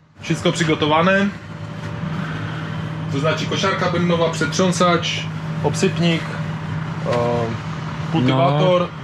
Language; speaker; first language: Polish; non-native, learner; Czech